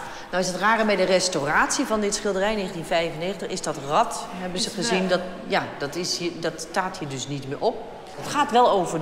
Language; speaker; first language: Dutch; native; Dutch